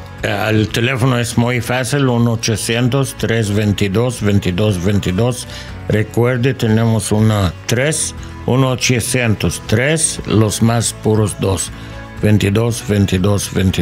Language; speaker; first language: Spanish; non-native, learner; English